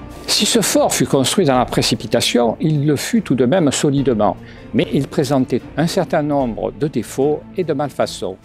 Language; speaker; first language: French; native; French